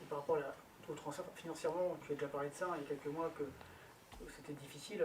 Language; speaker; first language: French; native; French